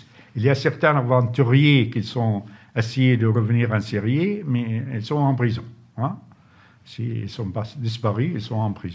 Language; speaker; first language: French; non-native, fluent; Arabic